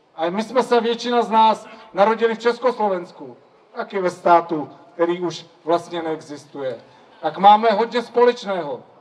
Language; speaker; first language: Czech; native; Czech